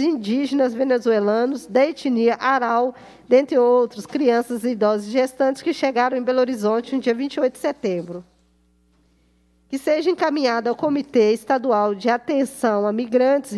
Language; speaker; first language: Portuguese; native; Portuguese